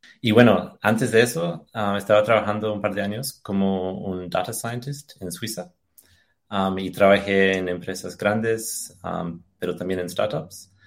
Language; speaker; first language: Spanish; early bilingual, heritage; English